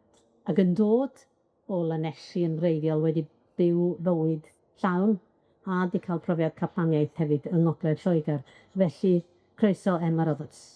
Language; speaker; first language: Welsh; native; Welsh